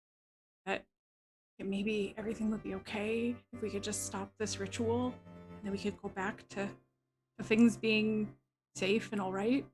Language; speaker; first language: English; native; English